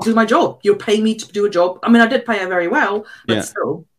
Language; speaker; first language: English; non-native, local second language; Afrikaans